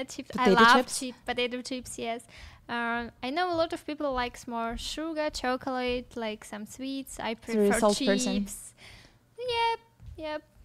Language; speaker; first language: English; non-native, learner; Russian